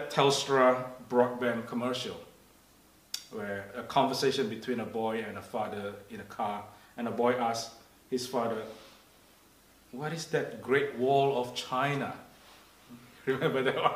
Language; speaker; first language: English; non-native, fluent; Indonesian